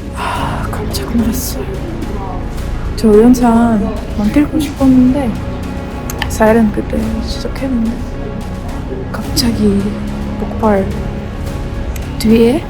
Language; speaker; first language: Korean; non-native, learner; Ukrainian